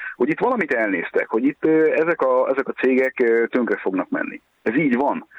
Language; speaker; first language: Hungarian; native; Hungarian